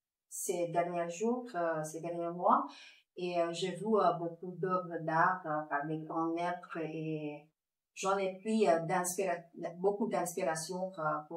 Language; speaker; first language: French; non-native, fluent; Filipino